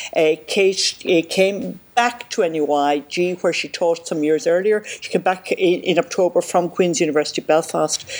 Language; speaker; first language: English; native; English